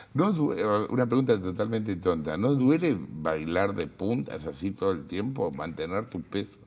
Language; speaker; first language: Spanish; native; Spanish